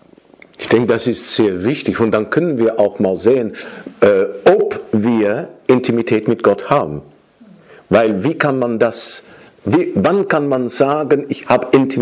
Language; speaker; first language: German; non-native, fluent; Dutch